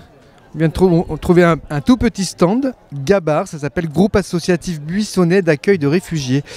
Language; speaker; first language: French; native; French